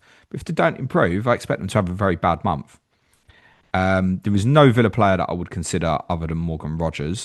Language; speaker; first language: English; native; English